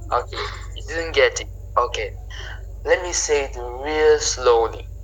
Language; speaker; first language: English; non-native, local second language; French